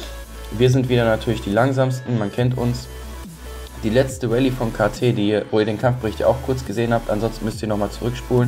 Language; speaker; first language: German; native; German